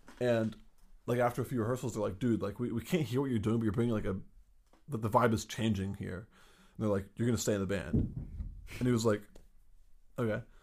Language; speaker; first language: English; native; English